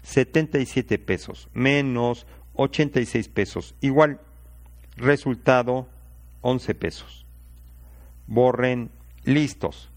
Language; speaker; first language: Spanish; native; Spanish